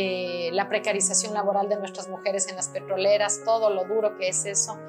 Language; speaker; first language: Spanish; native; Spanish